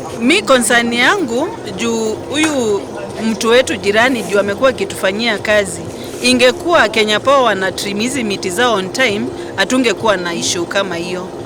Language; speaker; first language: Swahili; native; Swahili